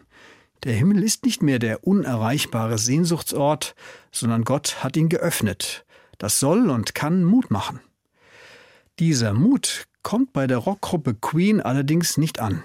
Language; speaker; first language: German; native; German